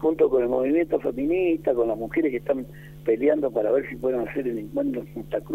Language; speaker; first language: Spanish; native; Spanish